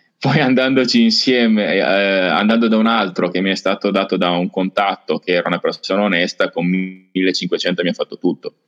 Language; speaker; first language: Italian; native; Italian